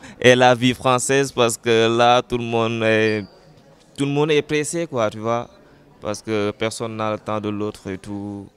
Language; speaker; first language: French; non-native, local second language; Wolof